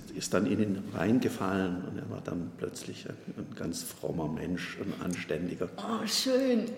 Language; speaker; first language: German; native; German